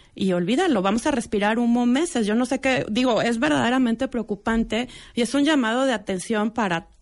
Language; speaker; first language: Spanish; native; Spanish